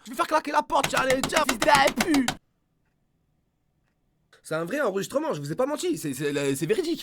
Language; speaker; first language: French; native; French